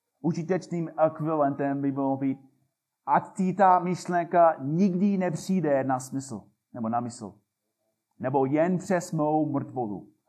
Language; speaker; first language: Czech; non-native, fluent; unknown